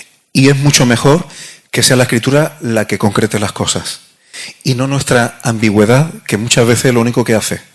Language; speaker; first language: Spanish; native; Spanish